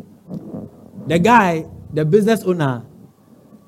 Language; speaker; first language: English; non-native, local second language; Ga